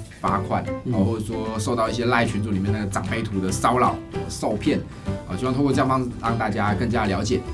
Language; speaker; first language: Chinese; native; Chinese